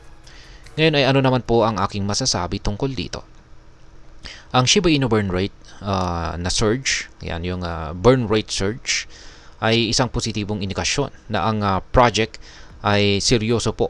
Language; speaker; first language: Filipino; native; Filipino